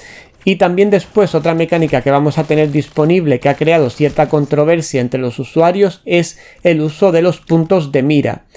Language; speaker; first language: Spanish; native; Spanish